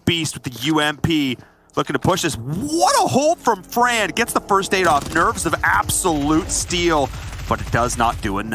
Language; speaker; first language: English; native; English